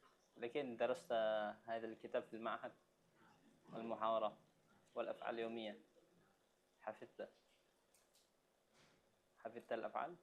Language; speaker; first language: Arabic; non-native, fluent; Indonesian